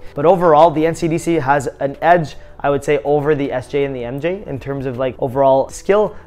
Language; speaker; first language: English; native; English